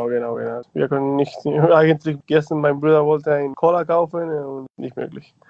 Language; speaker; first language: German; non-native, learner; Spanish